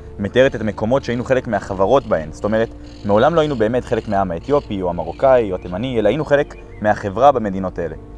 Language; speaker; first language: Hebrew; native; Hebrew